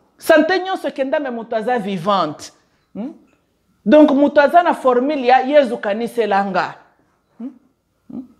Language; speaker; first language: Lingala; native; Lingala